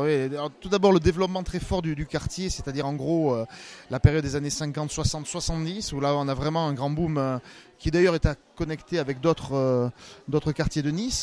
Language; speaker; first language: French; native; French